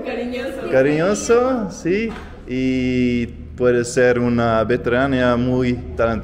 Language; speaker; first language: Spanish; non-native, learner; Dutch